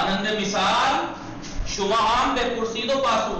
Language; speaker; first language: Persian; non-native, fluent; Urdu